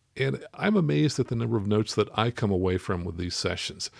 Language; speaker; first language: English; native; English